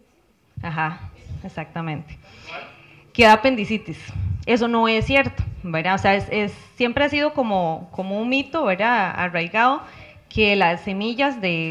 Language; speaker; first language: Spanish; native; Spanish